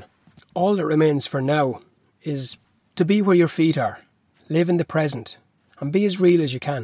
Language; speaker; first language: English; native; English